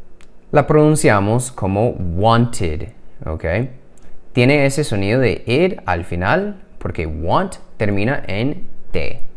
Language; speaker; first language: Spanish; non-native, fluent; English